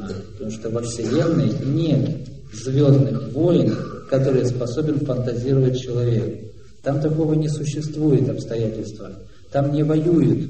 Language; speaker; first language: Russian; native; Russian